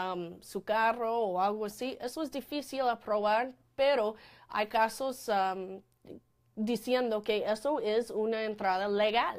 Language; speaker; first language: Spanish; non-native, fluent; English